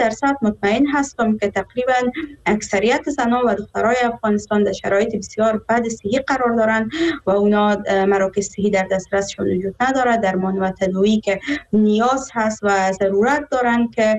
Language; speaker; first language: Persian; native; Persian